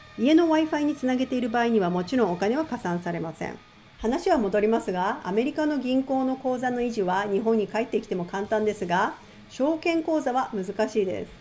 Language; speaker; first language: Japanese; native; Japanese